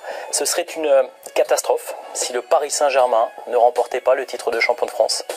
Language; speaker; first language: French; native; French